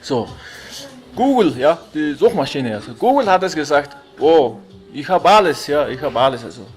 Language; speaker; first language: German; non-native, learner; Mongolian